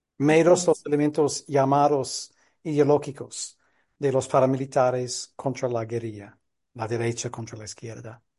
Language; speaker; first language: Spanish; non-native, fluent; English